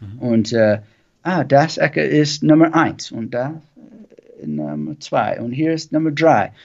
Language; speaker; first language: German; non-native, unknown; English